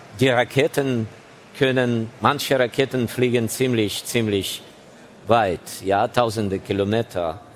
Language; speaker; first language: German; non-native, fluent; Ukrainian